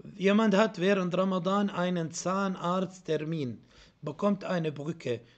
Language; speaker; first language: German; non-native, fluent; Arabic